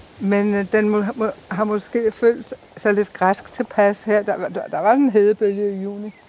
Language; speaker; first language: Danish; native; Danish